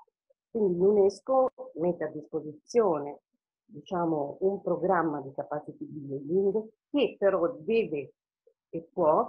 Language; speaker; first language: Italian; native; Italian